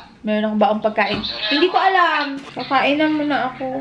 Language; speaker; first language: Filipino; native; Filipino